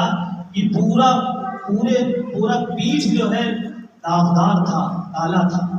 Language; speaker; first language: Urdu; native; Urdu